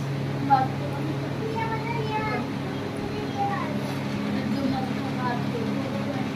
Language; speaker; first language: Hindi; native; Hindi